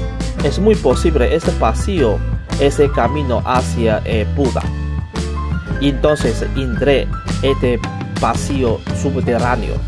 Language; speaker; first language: Spanish; non-native, learner; Chinese